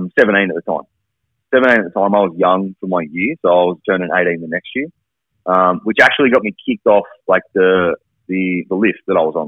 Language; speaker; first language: English; native; English